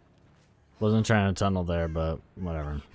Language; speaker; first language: English; native; English